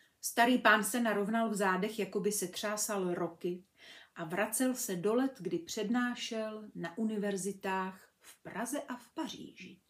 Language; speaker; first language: Czech; native; Czech